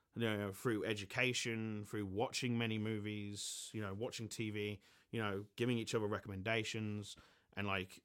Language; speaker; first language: English; native; English